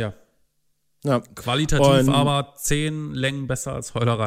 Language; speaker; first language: German; native; German